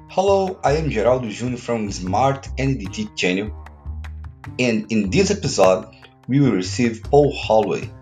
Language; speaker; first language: English; non-native, learner; Portuguese